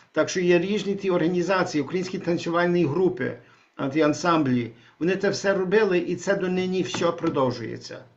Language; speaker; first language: Ukrainian; early bilingual, heritage; Ukrainian